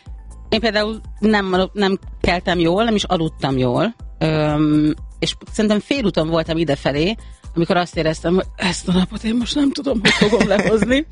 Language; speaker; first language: Hungarian; native; Hungarian